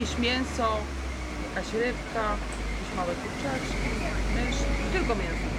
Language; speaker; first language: Polish; native; Polish